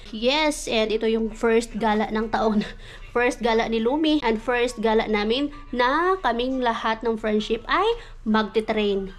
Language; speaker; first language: Filipino; non-native, local second language; Cebuano